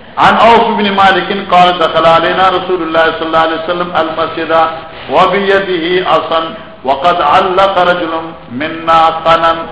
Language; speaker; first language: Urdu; non-native, local second language; Pashto